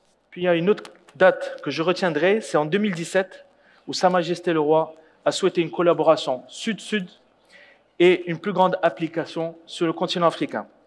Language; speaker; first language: French; non-native, local second language; Arabic